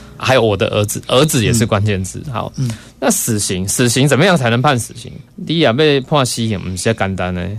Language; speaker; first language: Chinese; native; Chinese